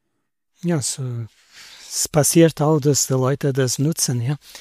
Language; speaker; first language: German; non-native, learner; Portuguese